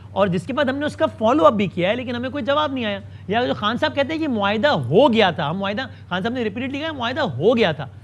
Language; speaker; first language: Urdu; native; Urdu